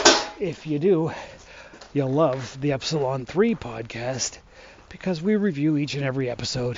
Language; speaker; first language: English; native; English